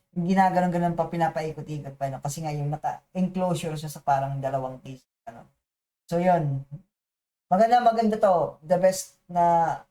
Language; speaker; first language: Filipino; non-native, local second language; Bikol